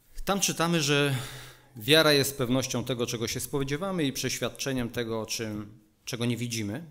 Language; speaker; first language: Polish; native; Polish